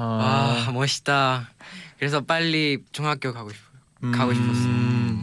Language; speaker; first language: Korean; non-native, learner; Chinese